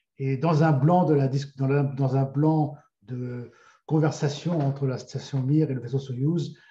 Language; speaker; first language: French; native; French